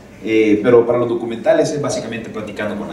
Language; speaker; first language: Spanish; native; Spanish